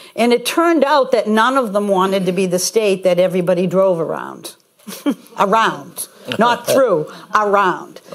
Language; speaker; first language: English; native; English